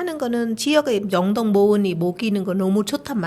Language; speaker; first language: Korean; non-native, learner; Vietnamese